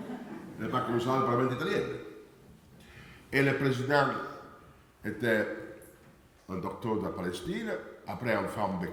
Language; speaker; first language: French; non-native, fluent; Italian